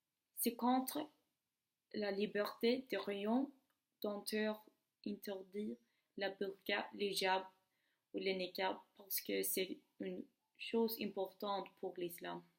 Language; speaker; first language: French; non-native, learner; Swedish